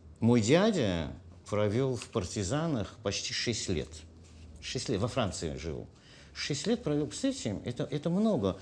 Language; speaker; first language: Russian; native; Russian